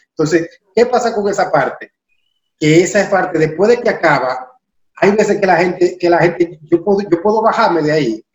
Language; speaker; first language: Spanish; native; Spanish